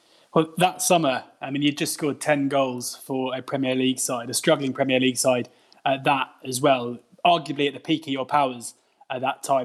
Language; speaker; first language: English; native; English